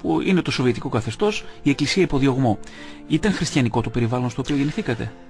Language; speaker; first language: Greek; native; Greek